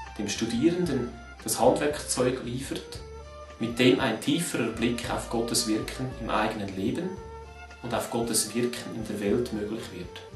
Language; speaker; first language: German; native; German